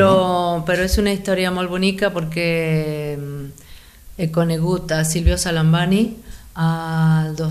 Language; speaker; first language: Catalan; non-native, fluent; Spanish